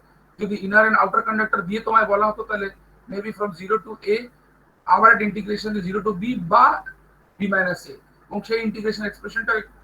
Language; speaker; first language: Bangla; native; Bangla